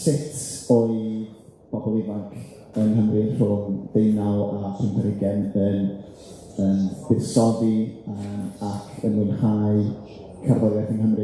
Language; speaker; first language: Welsh; native; Welsh